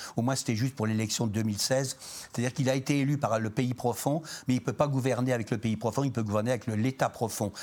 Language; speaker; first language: French; native; French